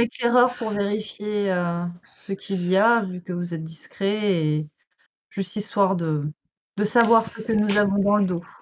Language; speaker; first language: French; native; French